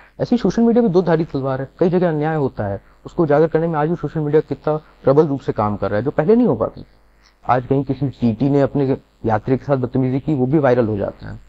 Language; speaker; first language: Hindi; native; Hindi